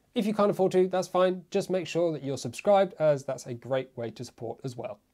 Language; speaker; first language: English; native; English